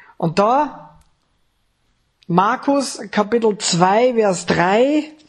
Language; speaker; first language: German; native; German